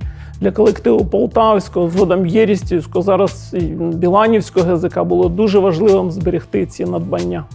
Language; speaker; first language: Ukrainian; native; Ukrainian